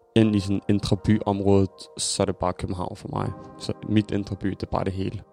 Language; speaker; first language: Danish; early bilingual, other home language; Macedonian